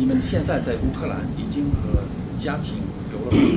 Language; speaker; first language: Chinese; non-native, fluent; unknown